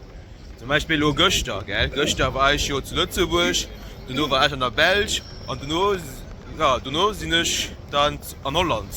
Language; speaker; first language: German; non-native, local second language; Luxembourgish